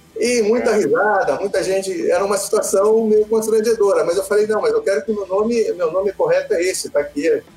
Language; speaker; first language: Portuguese; early bilingual, other home language; Italian